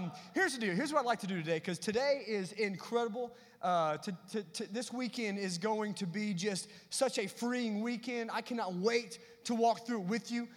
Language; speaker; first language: English; native; English